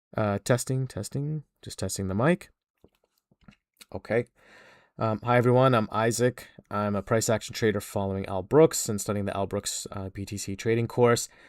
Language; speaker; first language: English; native; English